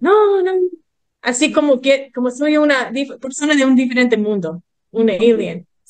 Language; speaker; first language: Spanish; early bilingual, heritage; English